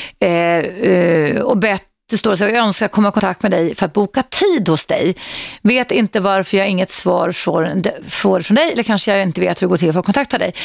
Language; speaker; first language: Swedish; native; Swedish